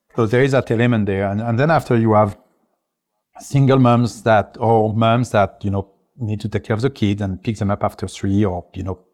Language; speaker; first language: English; non-native, fluent; French